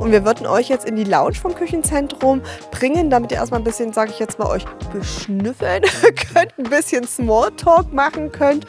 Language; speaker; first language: German; native; German